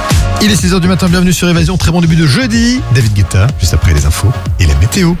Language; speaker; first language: French; native; French